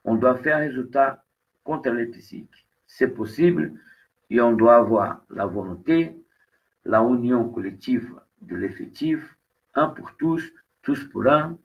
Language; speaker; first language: French; non-native, fluent; Portuguese